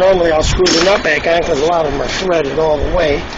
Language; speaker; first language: English; native; English